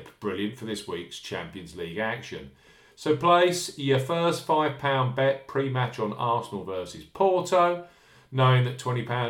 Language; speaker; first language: English; native; English